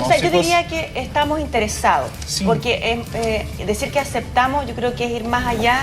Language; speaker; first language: Spanish; native; Spanish